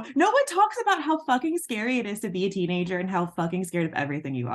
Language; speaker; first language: English; native; English